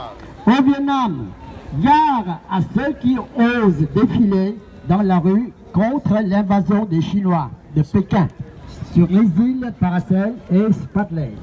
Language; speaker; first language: French; non-native, fluent; Vietnamese